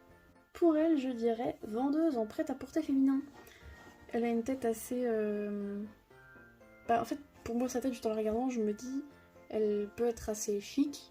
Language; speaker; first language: French; native; French